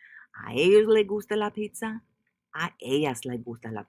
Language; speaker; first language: Spanish; non-native, fluent; English